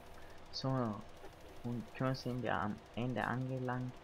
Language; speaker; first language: German; native; German